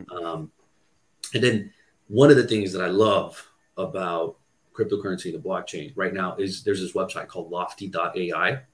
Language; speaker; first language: English; non-native, fluent; Portuguese